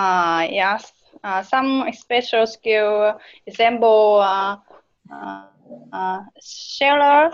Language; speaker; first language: English; non-native, learner; Vietnamese